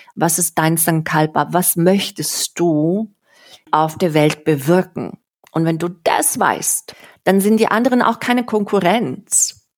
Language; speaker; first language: German; non-native, fluent; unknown